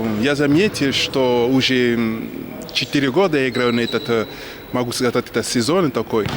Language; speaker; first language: Russian; non-native, learner; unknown